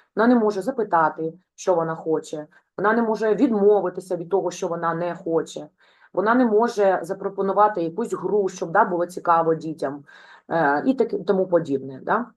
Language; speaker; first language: Ukrainian; non-native, local second language; Russian